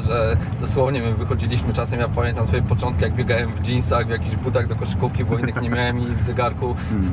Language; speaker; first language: Polish; native; Polish